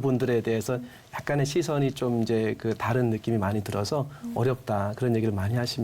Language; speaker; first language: Korean; native; Korean